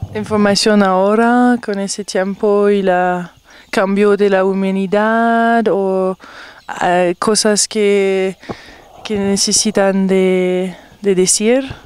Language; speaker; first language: Spanish; non-native, learner; French